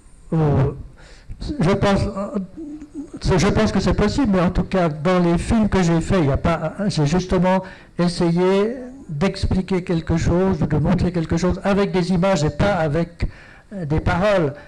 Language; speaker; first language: French; native; French